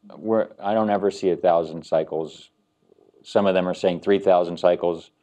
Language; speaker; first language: English; native; English